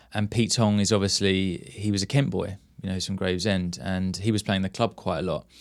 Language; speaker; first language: English; native; English